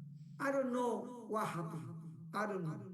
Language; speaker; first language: English; non-native, learner; Spanish